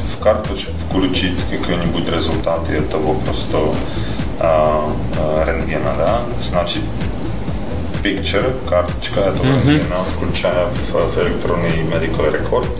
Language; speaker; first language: Russian; non-native, fluent; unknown